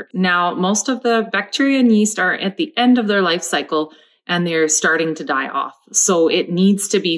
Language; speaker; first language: English; native; English